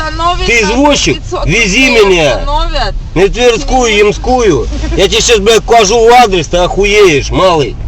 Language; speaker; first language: Russian; native; Russian